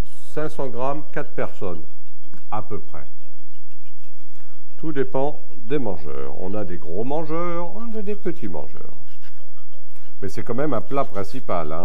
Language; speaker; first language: French; native; French